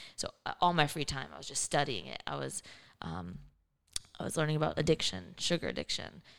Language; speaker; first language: English; native; English